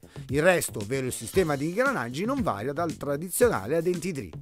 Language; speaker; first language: Italian; native; Italian